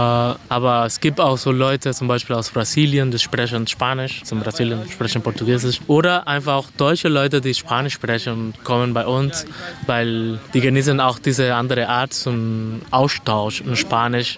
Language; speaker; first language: German; non-native, fluent; Spanish